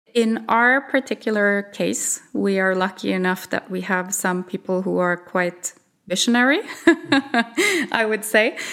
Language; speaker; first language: English; non-native, fluent; Norwegian